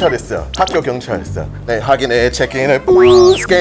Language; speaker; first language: Korean; non-native, learner; English